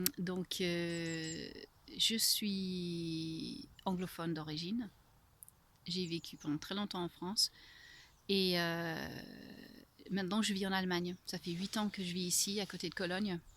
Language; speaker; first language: French; non-native, fluent; English